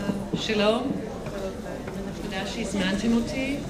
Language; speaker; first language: Hebrew; non-native, fluent; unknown